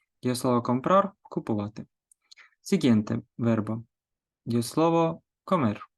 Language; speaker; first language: Spanish; non-native, fluent; Ukrainian